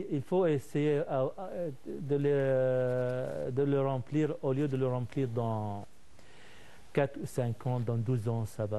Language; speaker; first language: French; non-native, fluent; Arabic